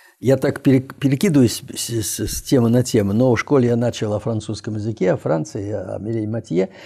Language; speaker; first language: Russian; native; Russian